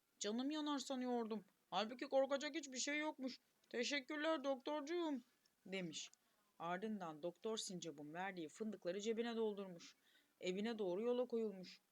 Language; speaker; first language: Turkish; native; Turkish